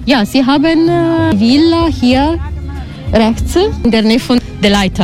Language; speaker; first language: German; non-native, learner; Italian